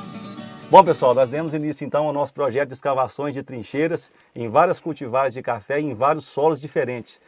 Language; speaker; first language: Portuguese; native; Portuguese